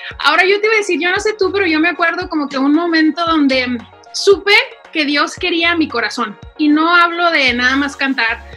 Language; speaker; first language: Spanish; native; Spanish